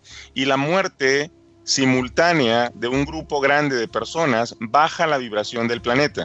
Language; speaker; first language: Spanish; native; Spanish